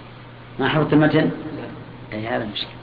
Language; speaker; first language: Arabic; native; Arabic